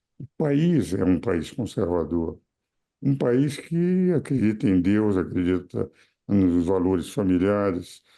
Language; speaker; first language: Portuguese; native; Portuguese